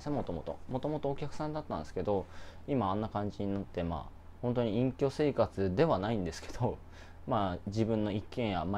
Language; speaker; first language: Japanese; native; Japanese